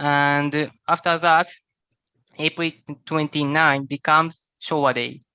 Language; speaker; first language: English; non-native, learner; Japanese